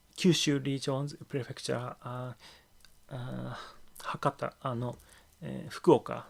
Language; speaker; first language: English; non-native, learner; Japanese